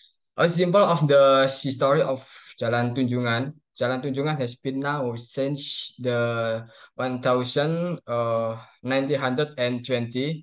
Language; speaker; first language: English; non-native, learner; Indonesian